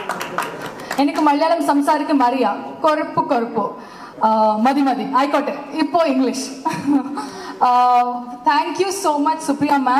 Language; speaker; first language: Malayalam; non-native, learner; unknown